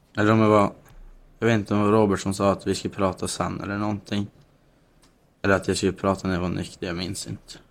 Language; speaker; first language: Swedish; native; Swedish